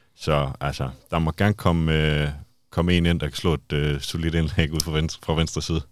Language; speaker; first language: Danish; native; Danish